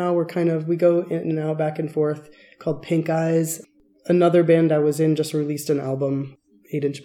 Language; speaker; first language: English; native; English